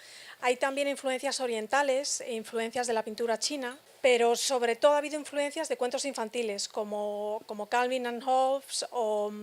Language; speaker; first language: Spanish; native; Spanish